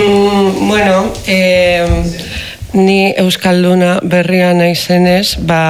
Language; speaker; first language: Basque; non-native, fluent; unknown